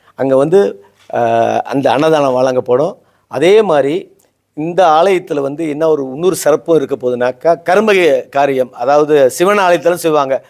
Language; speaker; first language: Tamil; native; Tamil